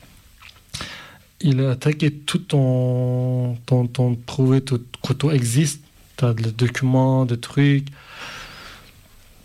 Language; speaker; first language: French; non-native, learner; Kurdish